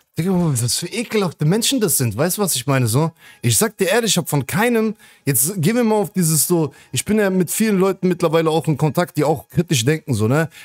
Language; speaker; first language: German; native; German